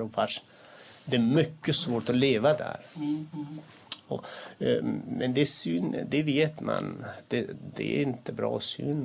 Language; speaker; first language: Swedish; non-native, fluent; Kurdish